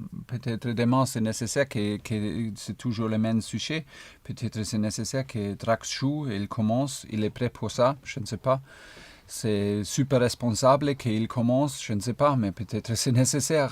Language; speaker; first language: French; non-native, fluent; German